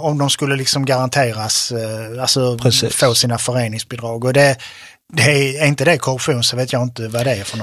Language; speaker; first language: Swedish; native; Swedish